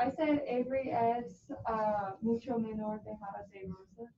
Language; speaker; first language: Spanish; non-native, learner; English